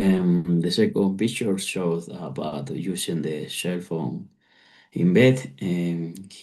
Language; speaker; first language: English; non-native, learner; Spanish